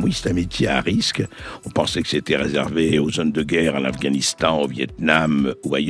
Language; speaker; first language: French; native; French